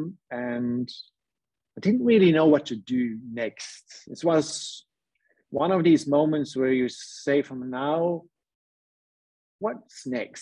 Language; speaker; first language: English; non-native, fluent; Dutch